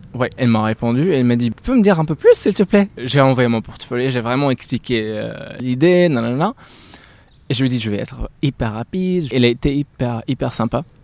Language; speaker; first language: French; non-native, fluent; Arabic